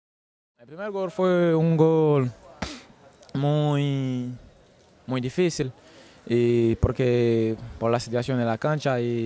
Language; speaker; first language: Spanish; non-native, learner; French